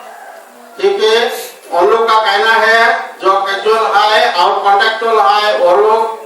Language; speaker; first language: Hindi; non-native, local second language; Mizo